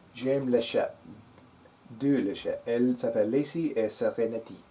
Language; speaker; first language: French; non-native, learner; English